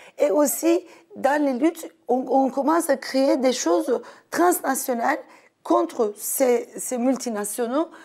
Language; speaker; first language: French; non-native, fluent; Turkish